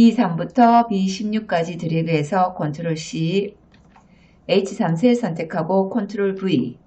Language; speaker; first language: Korean; native; Korean